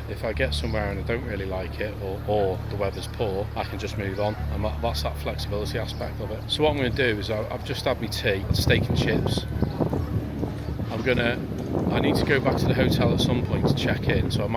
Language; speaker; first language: English; native; English